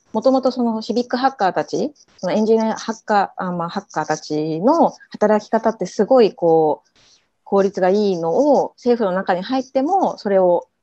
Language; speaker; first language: Japanese; native; Japanese